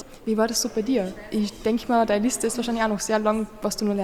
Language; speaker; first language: German; native; German